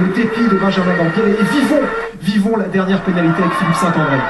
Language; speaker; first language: French; native; French